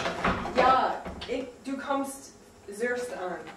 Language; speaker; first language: German; non-native, learner; English